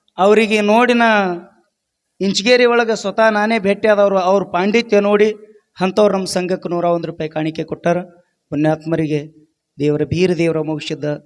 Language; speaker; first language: Kannada; non-native, local second language; Lambadi